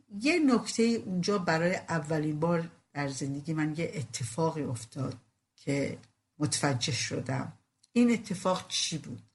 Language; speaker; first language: Persian; non-native, local second language; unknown